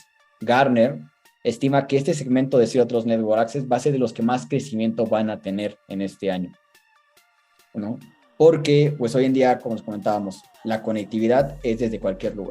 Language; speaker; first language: Spanish; native; Spanish